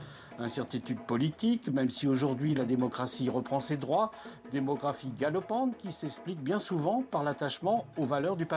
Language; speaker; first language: French; native; French